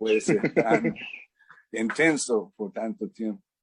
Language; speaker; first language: Spanish; non-native, fluent; English